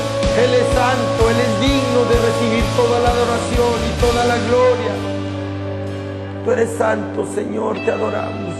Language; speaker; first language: Spanish; native; Spanish